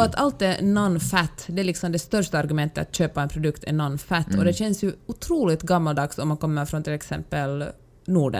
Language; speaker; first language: Swedish; native; Swedish